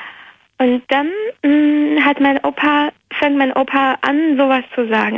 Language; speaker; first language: German; non-native, fluent; Chinese